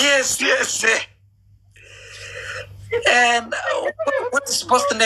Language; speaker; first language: English; non-native, learner; Somali